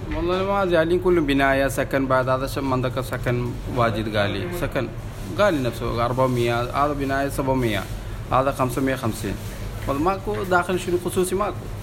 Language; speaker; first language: Arabic; non-native, learner; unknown